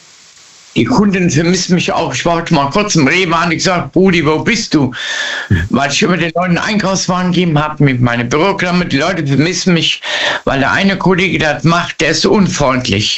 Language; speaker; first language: German; native; German